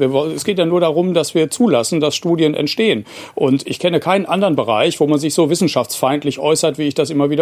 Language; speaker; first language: German; native; German